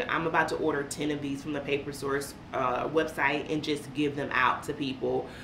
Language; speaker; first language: English; native; English